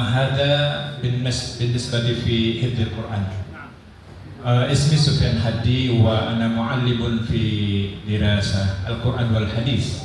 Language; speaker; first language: Arabic; non-native, learner; Indonesian